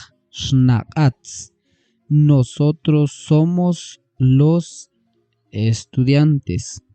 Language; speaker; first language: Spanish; non-native, local second language; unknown